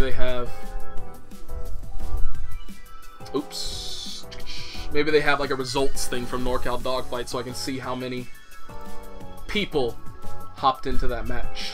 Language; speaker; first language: English; native; English